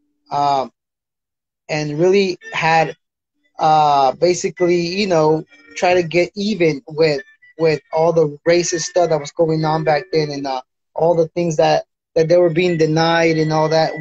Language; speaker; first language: English; native; English